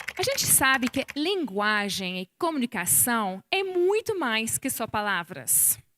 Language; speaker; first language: Portuguese; non-native, fluent; English